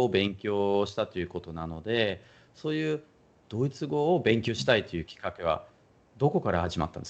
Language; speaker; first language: Japanese; non-native, fluent; German